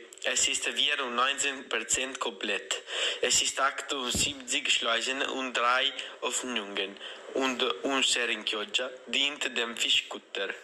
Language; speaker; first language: German; non-native, learner; Italian